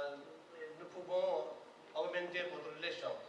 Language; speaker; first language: French; non-native, learner; Nepali